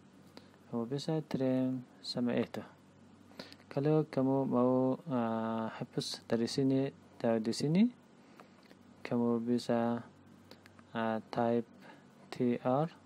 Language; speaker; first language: Indonesian; non-native, learner; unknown